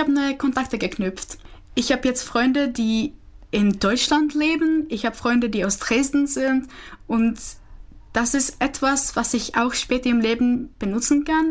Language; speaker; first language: German; non-native, fluent; Czech